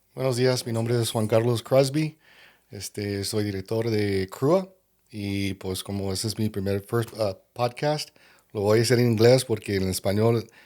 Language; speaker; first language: Spanish; early bilingual, other home language; English